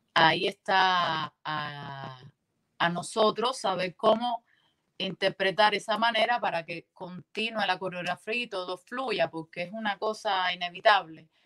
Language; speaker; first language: Spanish; native; Spanish